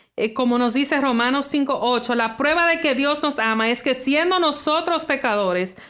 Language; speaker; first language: Spanish; early bilingual, heritage; English